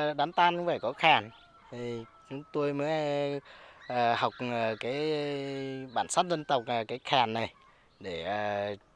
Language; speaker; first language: Vietnamese; non-native, local second language; Hmong